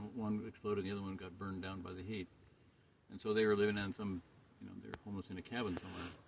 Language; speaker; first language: English; native; English